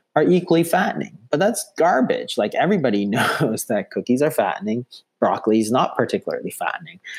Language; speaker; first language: English; native; English